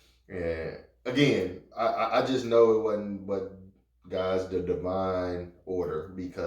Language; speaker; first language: English; native; English